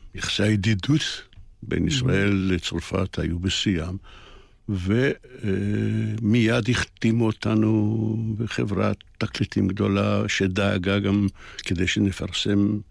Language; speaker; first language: Hebrew; early bilingual, other home language; Polish